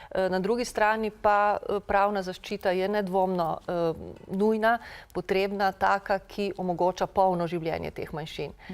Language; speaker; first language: Slovenian; native; Slovenian